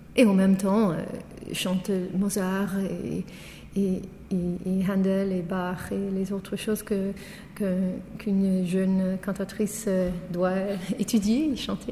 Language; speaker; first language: French; non-native, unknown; English